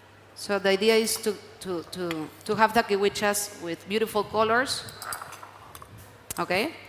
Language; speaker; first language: English; non-native, learner; Spanish